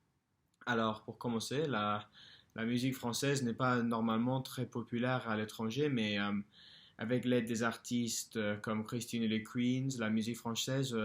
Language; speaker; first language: French; non-native, fluent; English